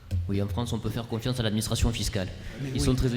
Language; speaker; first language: French; native; French